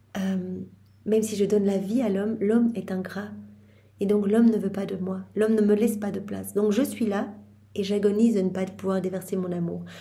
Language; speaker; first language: French; native; French